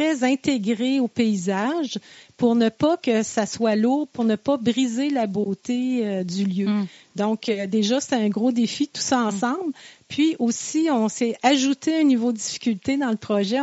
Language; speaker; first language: French; native; French